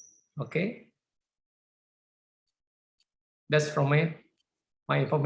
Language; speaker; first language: English; non-native, fluent; Indonesian